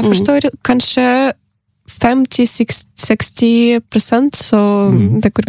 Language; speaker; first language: Norwegian; non-native, learner; Ukrainian